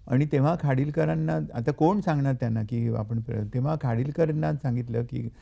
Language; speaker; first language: Marathi; native; Marathi